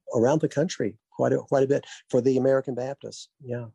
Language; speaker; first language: English; native; English